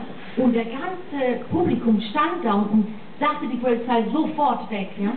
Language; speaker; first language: German; non-native, fluent; English